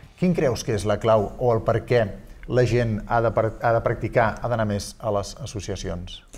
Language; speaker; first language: Catalan; native; Catalan